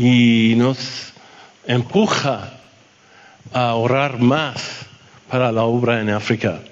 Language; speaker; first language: Spanish; non-native, fluent; French